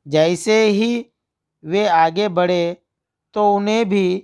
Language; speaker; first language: Hindi; non-native, local second language; Telugu